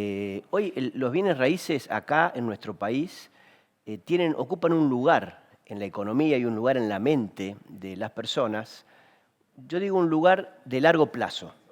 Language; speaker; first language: Spanish; native; Spanish